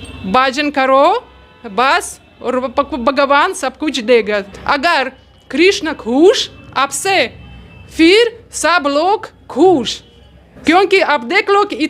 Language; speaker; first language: Hindi; non-native, learner; Russian